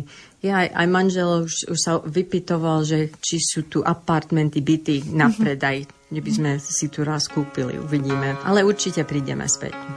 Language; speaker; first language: Slovak; early bilingual, heritage; Slovak